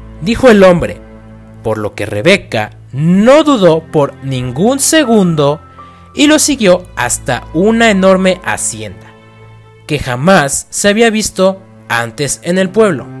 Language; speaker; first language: Spanish; native; Spanish